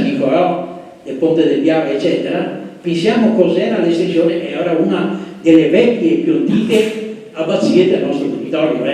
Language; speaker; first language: Italian; native; Italian